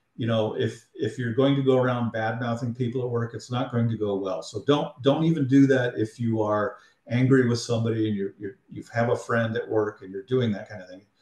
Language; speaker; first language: English; native; English